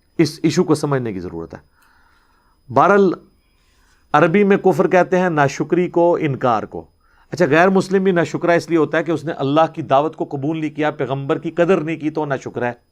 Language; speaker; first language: Urdu; non-native, local second language; Punjabi